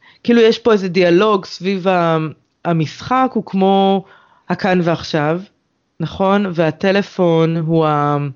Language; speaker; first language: Hebrew; native; Hebrew